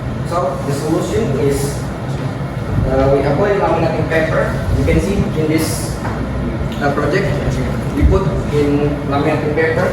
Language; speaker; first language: English; non-native, learner; Indonesian